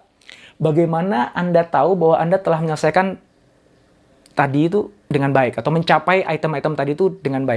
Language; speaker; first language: Indonesian; native; Indonesian